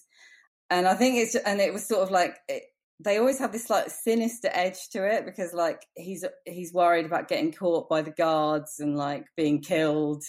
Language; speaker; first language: English; native; English